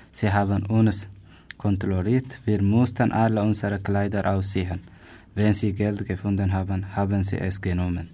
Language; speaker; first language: German; non-native, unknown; Tigrinya